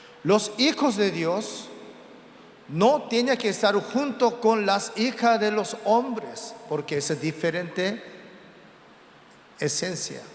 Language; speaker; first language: Spanish; non-native, learner; Korean